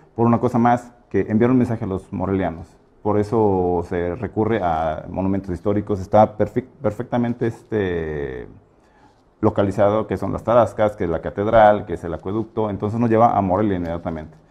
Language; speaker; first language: Spanish; native; Spanish